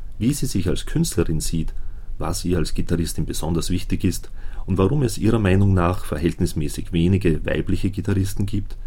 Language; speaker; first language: German; native; German